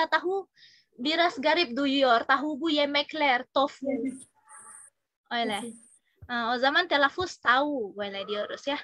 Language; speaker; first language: Turkish; non-native, learner; Indonesian